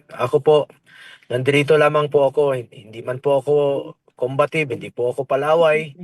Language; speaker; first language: Filipino; non-native, local second language; Cebuano